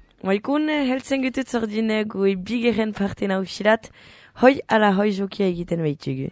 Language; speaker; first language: Basque; native; Basque